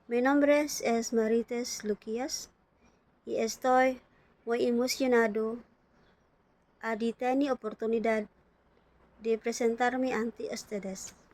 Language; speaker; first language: Spanish; non-native, learner; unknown